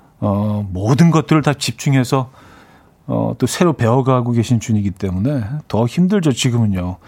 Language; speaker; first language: Korean; native; Korean